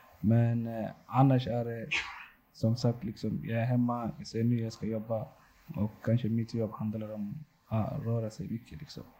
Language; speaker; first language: Swedish; non-native, local second language; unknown